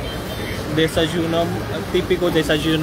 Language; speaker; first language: Spanish; non-native, learner; Hindi